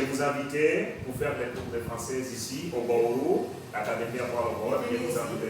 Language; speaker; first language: French; non-native, learner; Portuguese